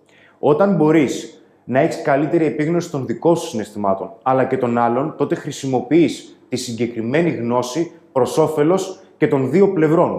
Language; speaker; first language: Greek; native; Greek